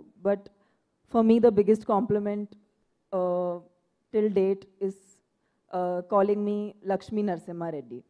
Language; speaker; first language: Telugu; non-native, fluent; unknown